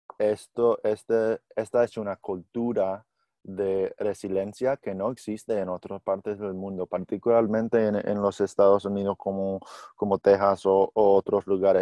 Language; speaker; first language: Spanish; non-native, learner; English